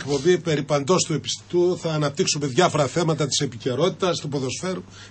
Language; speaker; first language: Greek; native; Greek